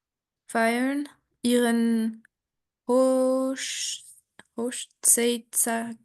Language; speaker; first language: German; non-native, learner; French